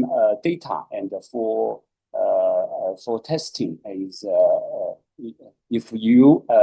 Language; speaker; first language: English; non-native, learner; Chinese